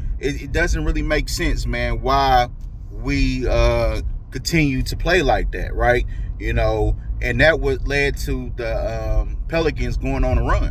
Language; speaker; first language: English; native; English